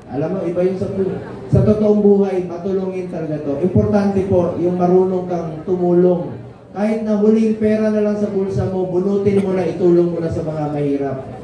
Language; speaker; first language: Filipino; non-native, local second language; Cebuano